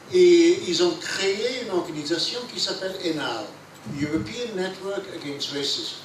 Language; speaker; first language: French; non-native, fluent; English